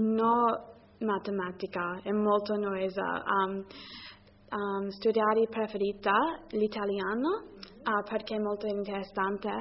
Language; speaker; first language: Italian; non-native, learner; English